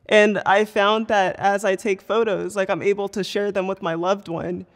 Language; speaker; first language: English; native; English